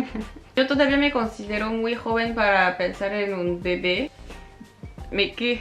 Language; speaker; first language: Spanish; non-native, fluent; French